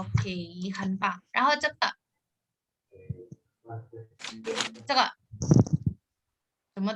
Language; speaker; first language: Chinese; non-native, fluent; Indonesian